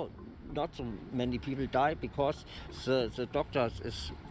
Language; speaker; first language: English; non-native, learner; German